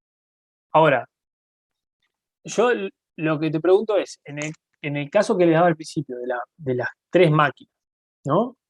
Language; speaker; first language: Spanish; native; Spanish